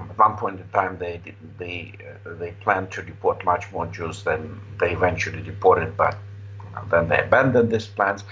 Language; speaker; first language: English; non-native, fluent; Romanian